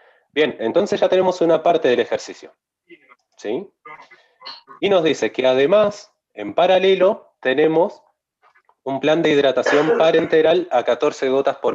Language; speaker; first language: Spanish; native; Spanish